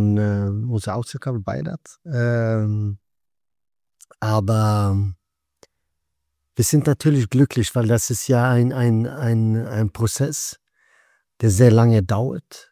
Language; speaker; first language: German; non-native, fluent; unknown